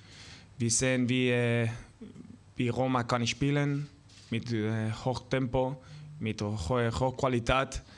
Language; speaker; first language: German; non-native, learner; Spanish